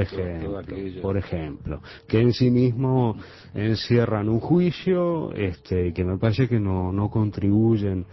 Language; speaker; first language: Spanish; native; Spanish